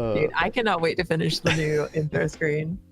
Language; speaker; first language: English; native; English